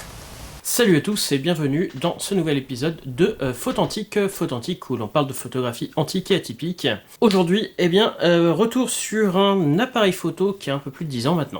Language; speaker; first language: French; native; French